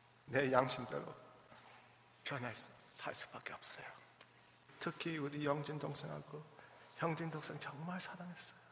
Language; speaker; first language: Korean; early bilingual, heritage; English